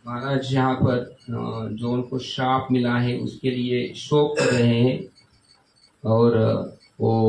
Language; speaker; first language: Hindi; non-native, local second language; Marathi